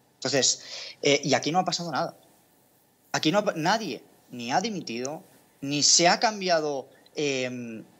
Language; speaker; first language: Spanish; native; Spanish